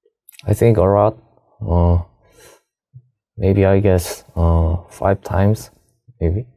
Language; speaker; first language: English; non-native, learner; Korean